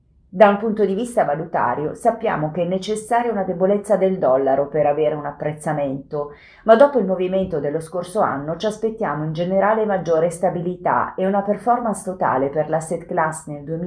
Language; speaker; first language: Italian; native; Italian